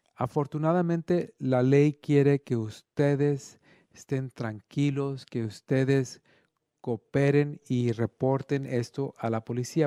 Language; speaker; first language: Spanish; early bilingual, other home language; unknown